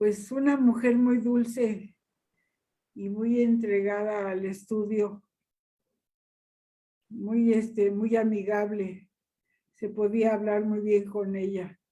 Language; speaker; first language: Spanish; early bilingual, other home language; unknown